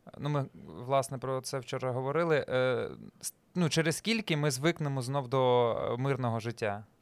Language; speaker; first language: Ukrainian; native; Ukrainian